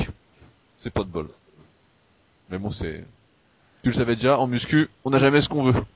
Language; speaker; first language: French; native; French